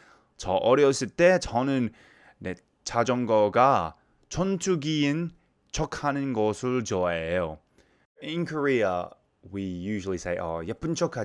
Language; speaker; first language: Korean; non-native, learner; English